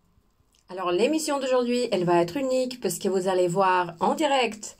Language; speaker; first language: French; non-native, fluent; Russian